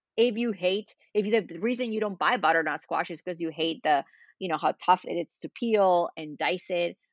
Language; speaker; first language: English; non-native, fluent; Spanish